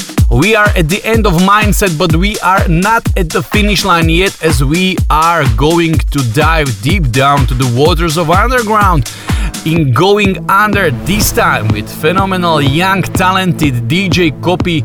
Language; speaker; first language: English; non-native, fluent; Slovak